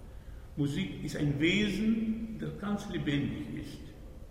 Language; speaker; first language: German; non-native, fluent; Hungarian